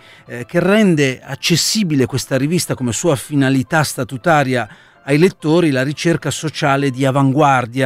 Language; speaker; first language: Italian; native; Italian